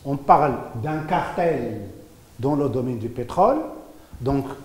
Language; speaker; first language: French; non-native, local second language; Arabic